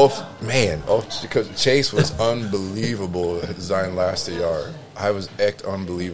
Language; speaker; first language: Dutch; non-native, learner; English